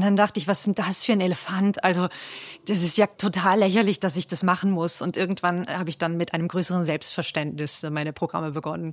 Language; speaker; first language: German; native; German